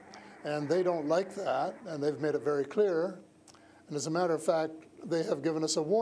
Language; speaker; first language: English; native; English